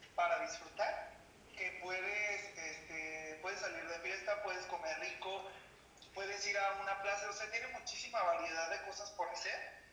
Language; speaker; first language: Spanish; native; Spanish